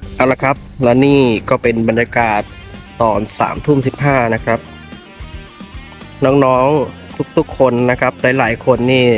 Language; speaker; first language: Thai; native; Thai